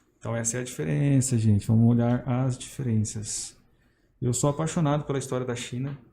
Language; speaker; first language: Portuguese; native; Portuguese